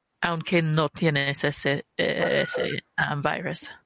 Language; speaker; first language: Spanish; early bilingual, heritage; Spanish